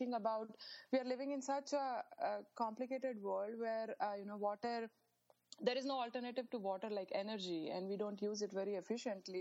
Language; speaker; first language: English; non-native, local second language; Marathi